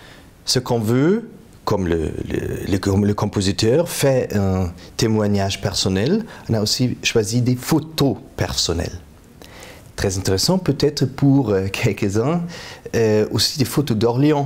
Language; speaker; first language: French; non-native, fluent; German